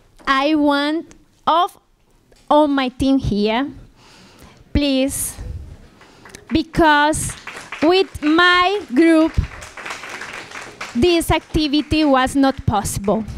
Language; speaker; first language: English; non-native, learner; Portuguese